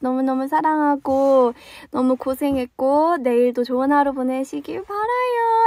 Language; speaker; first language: Korean; early bilingual, other home language; English